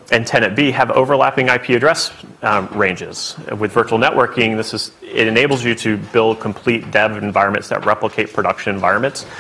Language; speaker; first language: English; native; English